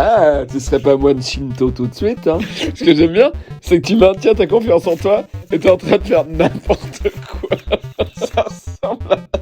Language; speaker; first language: French; native; French